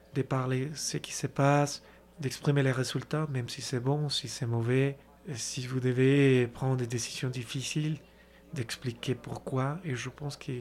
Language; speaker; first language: French; non-native, fluent; Spanish